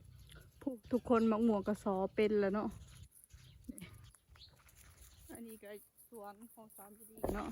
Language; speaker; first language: Thai; non-native, local second language; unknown